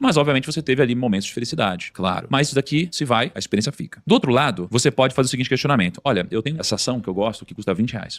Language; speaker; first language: Portuguese; native; Portuguese